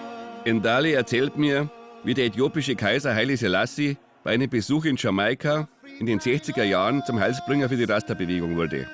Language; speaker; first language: German; native; German